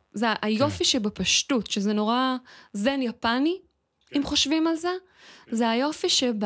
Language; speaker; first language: Hebrew; native; Hebrew